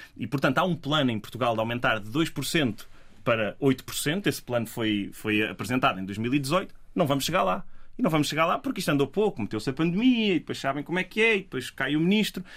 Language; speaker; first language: Portuguese; native; Portuguese